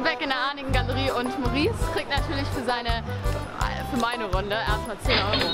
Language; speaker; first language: German; native; German